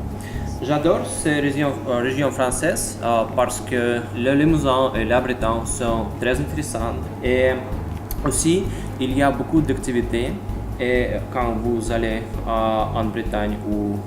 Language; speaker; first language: French; non-native, fluent; Russian